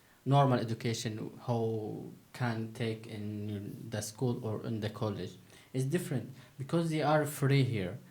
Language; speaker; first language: English; non-native, learner; Turkish